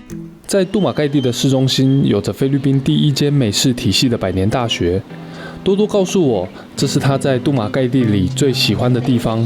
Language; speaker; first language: Chinese; native; Chinese